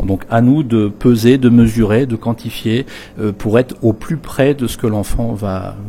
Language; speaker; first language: French; native; French